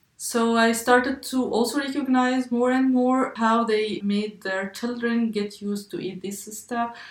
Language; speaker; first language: English; non-native, fluent; Arabic